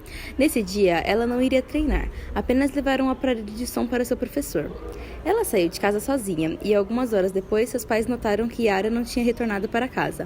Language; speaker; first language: Portuguese; native; Portuguese